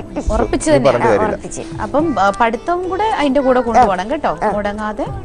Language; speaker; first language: Malayalam; native; Malayalam